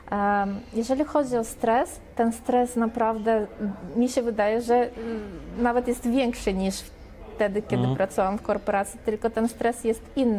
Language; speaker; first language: Polish; non-native, fluent; Russian